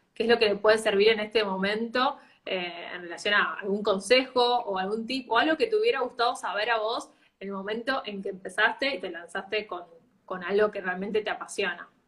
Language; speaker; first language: Spanish; native; Spanish